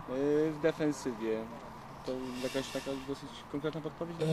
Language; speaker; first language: Polish; native; Polish